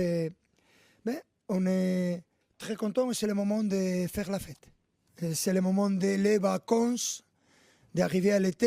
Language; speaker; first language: French; non-native, learner; Spanish